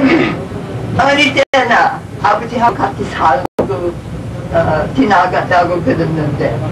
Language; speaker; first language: Korean; early bilingual, heritage; Korean